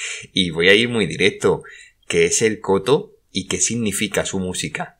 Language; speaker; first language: Spanish; native; Spanish